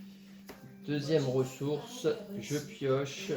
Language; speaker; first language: French; native; French